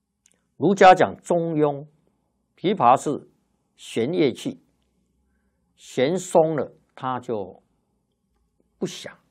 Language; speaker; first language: Chinese; native; Chinese